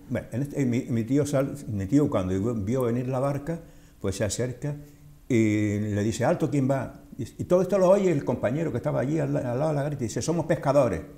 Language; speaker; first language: Spanish; native; Spanish